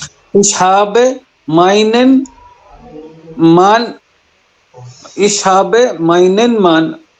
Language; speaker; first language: German; non-native, learner; Hindi